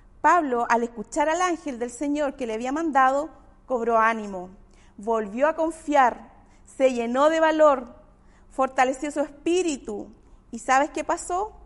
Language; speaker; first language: Spanish; native; Spanish